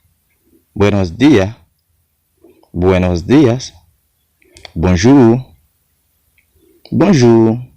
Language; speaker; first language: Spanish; non-native, learner; Haitian Creole